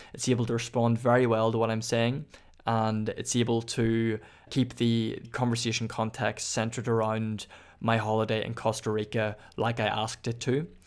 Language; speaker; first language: English; native; English